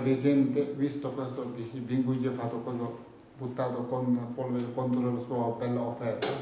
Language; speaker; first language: Italian; non-native, learner; Tibetan